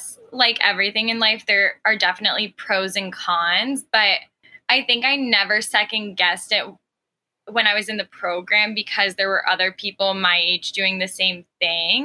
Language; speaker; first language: English; early bilingual, other home language; Arabic